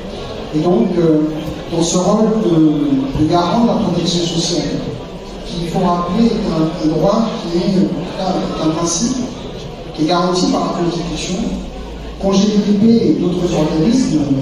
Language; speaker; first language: French; native; French